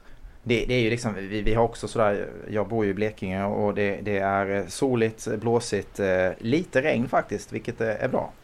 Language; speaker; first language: Swedish; native; Swedish